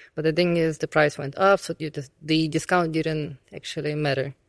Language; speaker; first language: English; non-native, fluent; Russian